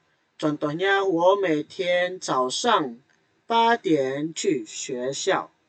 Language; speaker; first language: Chinese; non-native, fluent; Indonesian